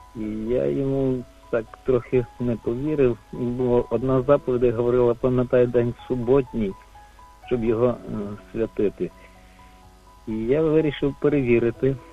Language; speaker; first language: Ukrainian; native; Ukrainian